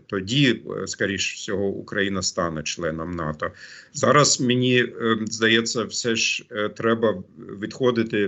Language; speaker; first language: Ukrainian; non-native, fluent; German